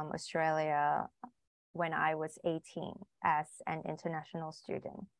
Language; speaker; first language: English; non-native, local second language; Chinese